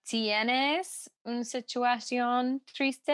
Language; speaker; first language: Spanish; non-native, learner; English